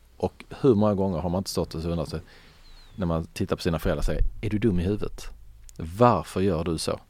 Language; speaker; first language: Swedish; early bilingual, other home language; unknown